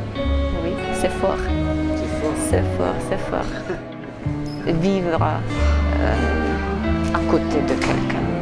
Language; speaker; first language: French; non-native, fluent; Russian